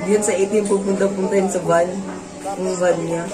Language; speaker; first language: Filipino; native; Filipino